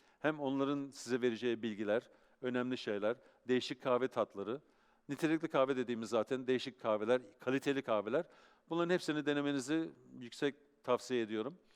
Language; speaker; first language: Turkish; early bilingual, heritage; Turkish